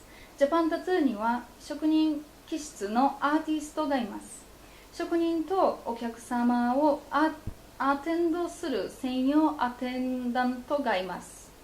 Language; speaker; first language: Japanese; non-native, fluent; Polish